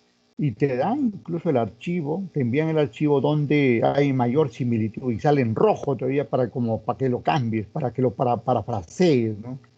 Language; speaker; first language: Spanish; native; Spanish